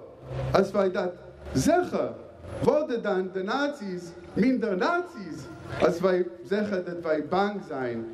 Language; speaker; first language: Dutch; non-native, fluent; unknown